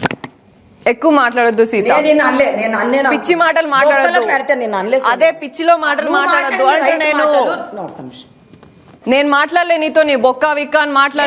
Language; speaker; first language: Telugu; native; Telugu